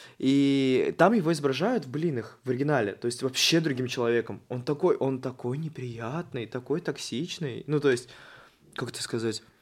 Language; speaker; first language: Russian; native; Russian